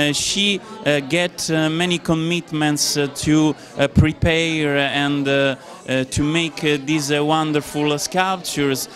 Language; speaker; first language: English; non-native, fluent; Italian